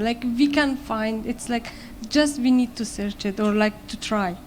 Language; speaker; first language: English; non-native, learner; Persian